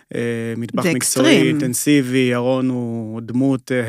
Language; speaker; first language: Hebrew; native; Hebrew